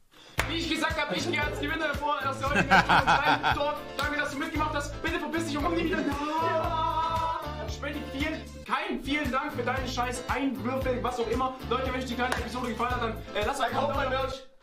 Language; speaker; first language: German; native; German